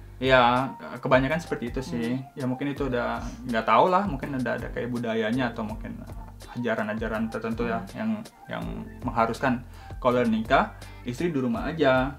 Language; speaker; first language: Indonesian; native; Indonesian